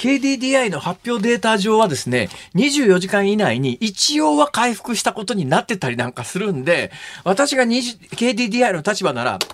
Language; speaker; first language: Japanese; early bilingual, other home language; Chinese